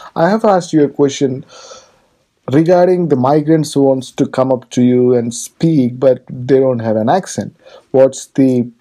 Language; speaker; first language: English; non-native, local second language; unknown